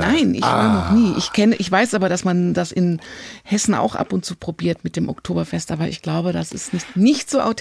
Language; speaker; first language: German; native; German